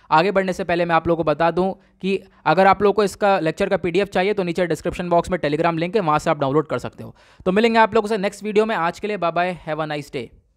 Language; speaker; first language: Hindi; native; Hindi